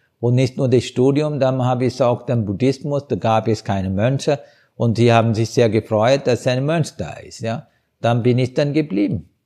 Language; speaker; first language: German; non-native, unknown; Sinhala